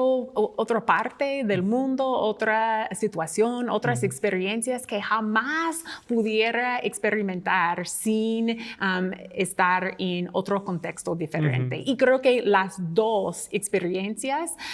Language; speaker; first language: Spanish; non-native, fluent; English